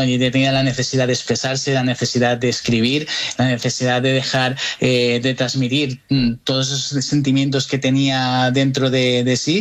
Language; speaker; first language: Spanish; native; Spanish